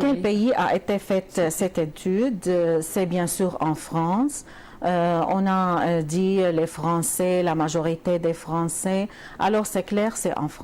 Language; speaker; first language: French; non-native, fluent; Arabic